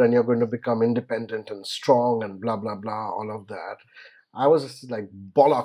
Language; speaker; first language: English; non-native, local second language; Bangla